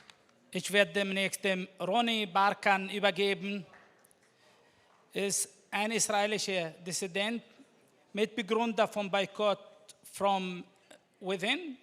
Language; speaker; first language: German; non-native, learner; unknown